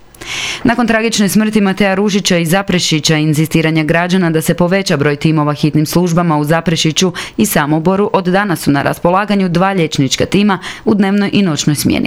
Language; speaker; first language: Croatian; native; Croatian